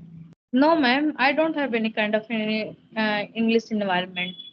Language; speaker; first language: English; non-native, local second language; Hindi